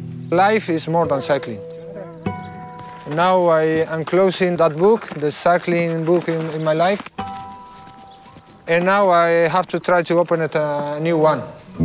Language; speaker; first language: English; non-native, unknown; Spanish